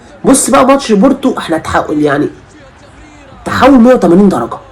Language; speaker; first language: Arabic; native; Arabic